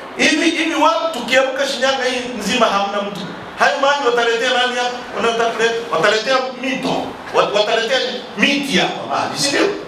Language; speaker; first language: Swahili; native; Swahili